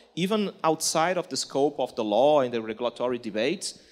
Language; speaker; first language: English; non-native, fluent; Portuguese